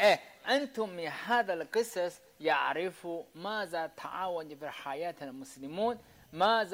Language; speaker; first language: Arabic; non-native, learner; Chinese